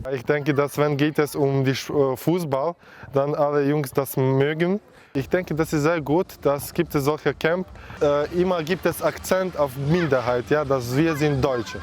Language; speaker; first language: German; non-native, local second language; Ukrainian